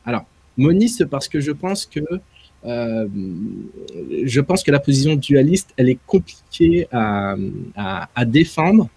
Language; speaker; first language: French; native; French